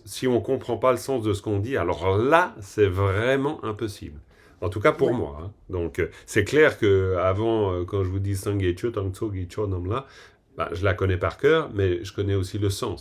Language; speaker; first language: French; native; French